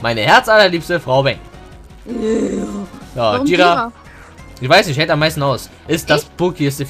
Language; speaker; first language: German; native; German